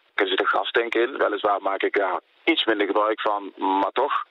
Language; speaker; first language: Dutch; native; Dutch